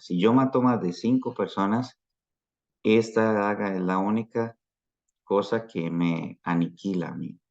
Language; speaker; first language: Spanish; native; Spanish